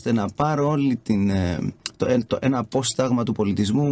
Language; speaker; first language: Greek; native; Greek